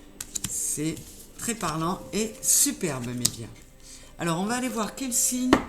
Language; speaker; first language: French; native; French